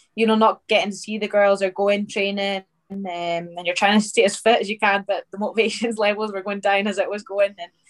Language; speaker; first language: English; native; English